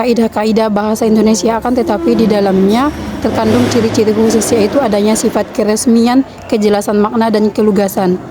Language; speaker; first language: Indonesian; native; Indonesian